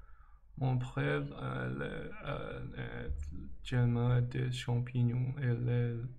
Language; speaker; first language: French; non-native, learner; English